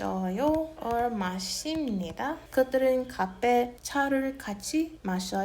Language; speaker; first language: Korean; non-native, fluent; English